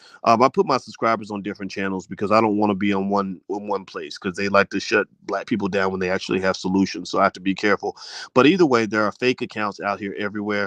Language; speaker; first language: English; native; English